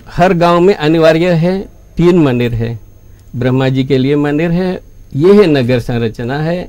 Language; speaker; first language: Hindi; non-native, fluent; Indonesian